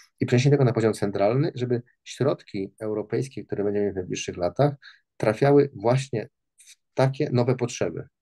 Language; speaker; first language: Polish; native; Polish